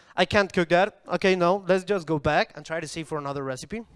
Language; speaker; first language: English; non-native, fluent; Spanish